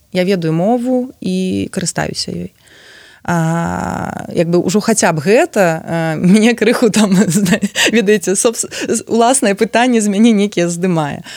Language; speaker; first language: Belarusian; non-native, local second language; Russian